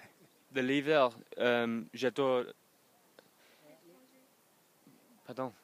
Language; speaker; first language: French; non-native, learner; English